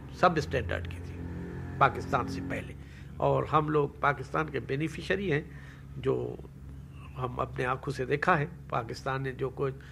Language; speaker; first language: Urdu; non-native, local second language; Sindhi